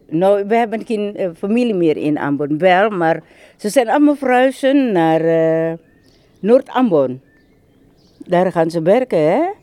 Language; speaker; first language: Dutch; early bilingual, other home language; Malay